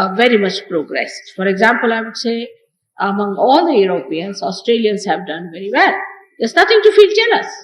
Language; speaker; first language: English; non-native, local second language; Marathi